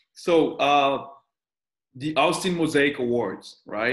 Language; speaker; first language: English; non-native, fluent; French